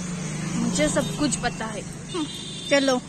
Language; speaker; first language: Hindi; non-native, local second language; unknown